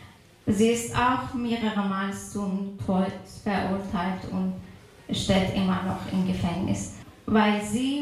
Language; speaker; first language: German; non-native, fluent; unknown